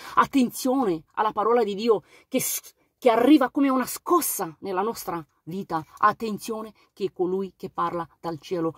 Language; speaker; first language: Italian; non-native, fluent; Romanian